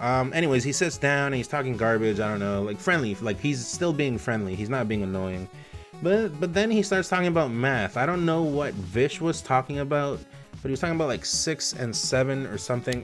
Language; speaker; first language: English; native; English